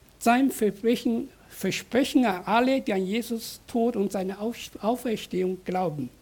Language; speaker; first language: German; non-native, fluent; Chinese